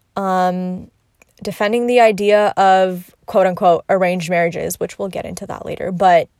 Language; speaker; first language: English; native; English